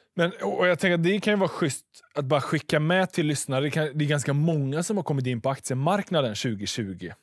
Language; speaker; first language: Swedish; native; Swedish